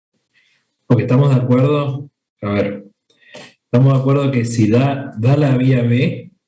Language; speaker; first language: Spanish; native; Spanish